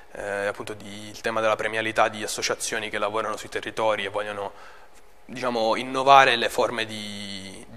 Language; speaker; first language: Italian; native; Italian